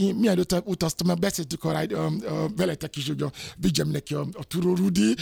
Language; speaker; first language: Hungarian; non-native, fluent; Yoruba